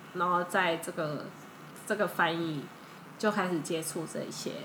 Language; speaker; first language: Chinese; early bilingual, heritage; Chinese